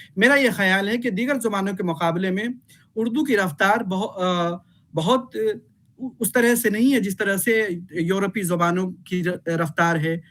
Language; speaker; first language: Urdu; native; Urdu